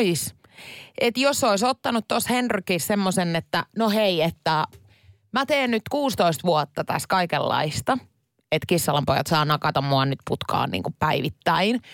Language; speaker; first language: Finnish; native; Finnish